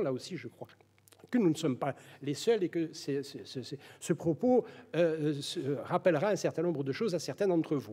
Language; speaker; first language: French; native; French